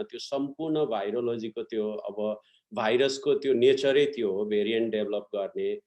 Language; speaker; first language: Nepali; native; Nepali